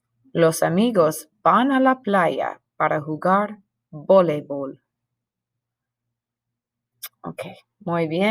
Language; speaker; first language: Spanish; non-native, fluent; English